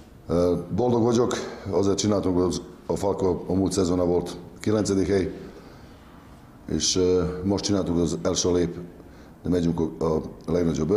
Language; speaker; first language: Hungarian; non-native, learner; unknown